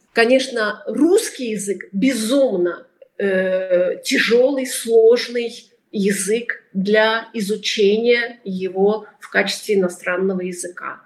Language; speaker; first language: Russian; native; Russian